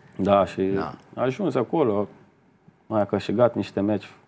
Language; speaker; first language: Romanian; non-native, learner; Portuguese